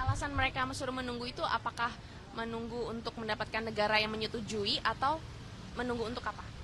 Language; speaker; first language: Indonesian; native; Indonesian